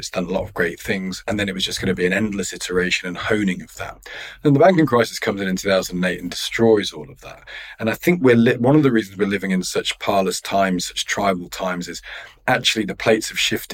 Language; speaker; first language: English; native; English